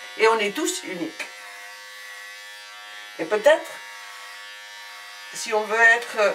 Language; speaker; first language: French; non-native, fluent; Spanish